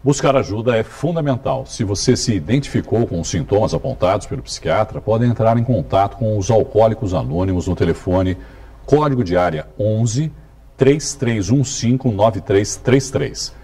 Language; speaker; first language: Portuguese; native; Portuguese